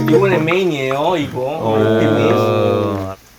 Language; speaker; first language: Korean; non-native, fluent; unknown